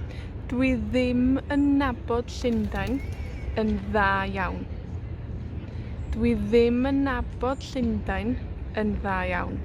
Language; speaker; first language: Welsh; non-native, fluent; Spanish